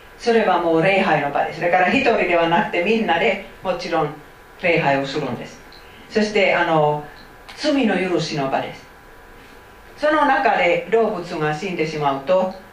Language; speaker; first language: Japanese; non-native, fluent; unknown